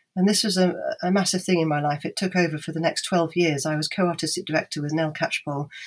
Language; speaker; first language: English; native; English